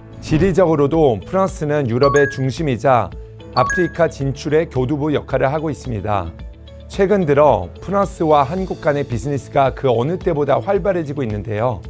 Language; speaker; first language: Korean; early bilingual, heritage; Korean